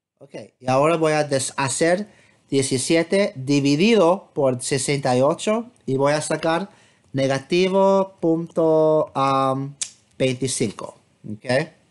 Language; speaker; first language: Spanish; non-native, fluent; English